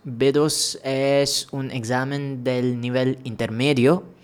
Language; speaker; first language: Spanish; non-native, fluent; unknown